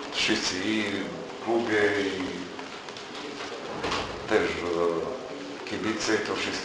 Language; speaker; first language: Polish; non-native, learner; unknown